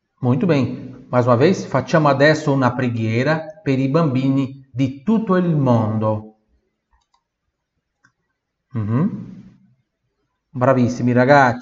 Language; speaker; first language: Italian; non-native, fluent; Portuguese